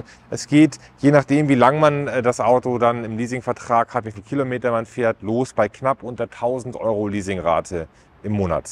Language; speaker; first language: German; native; German